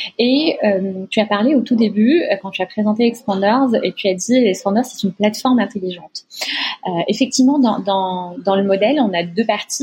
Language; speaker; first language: French; non-native, local second language; Arabic